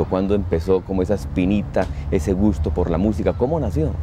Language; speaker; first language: Spanish; native; Spanish